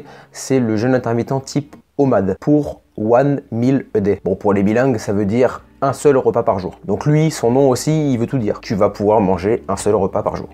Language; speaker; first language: French; native; French